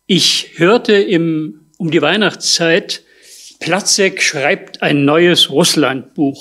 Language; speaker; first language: German; native; German